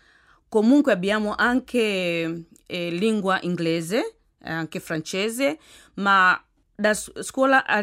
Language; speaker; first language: Italian; non-native, fluent; Swahili